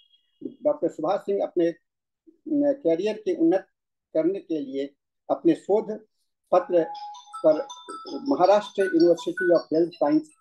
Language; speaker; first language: Hindi; native; Hindi